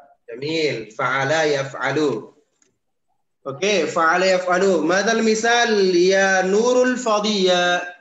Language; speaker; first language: Arabic; non-native, fluent; Indonesian